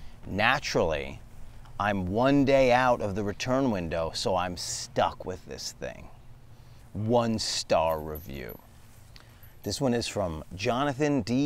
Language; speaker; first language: English; native; English